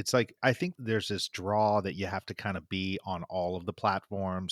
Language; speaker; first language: English; native; English